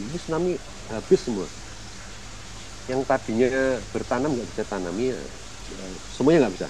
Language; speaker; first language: Indonesian; native; Indonesian